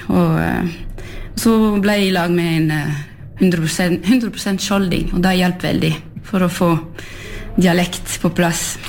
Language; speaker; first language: Norwegian; non-native, fluent; French